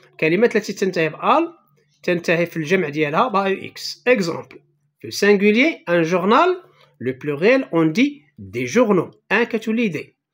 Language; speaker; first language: French; non-native, local second language; Arabic